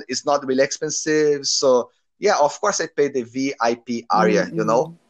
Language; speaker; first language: English; non-native, learner; Portuguese